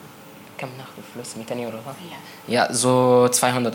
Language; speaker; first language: German; non-native, learner; Arabic